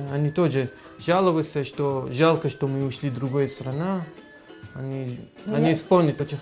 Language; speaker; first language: Russian; non-native, learner; Arabic